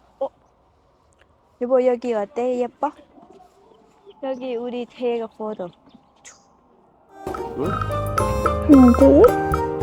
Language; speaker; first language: Korean; non-native, learner; Thai